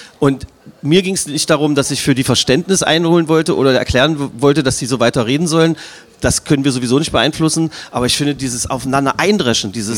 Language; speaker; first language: German; native; German